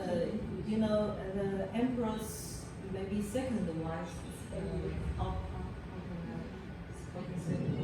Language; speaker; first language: English; non-native, learner; Chinese